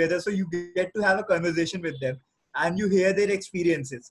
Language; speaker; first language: English; non-native, local second language; Hindi